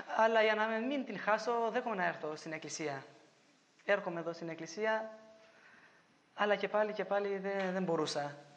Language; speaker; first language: Greek; non-native, fluent; Albanian